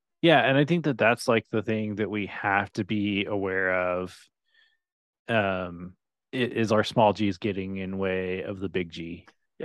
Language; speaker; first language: English; native; English